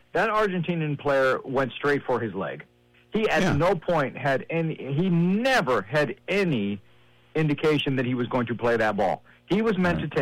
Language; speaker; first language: English; native; English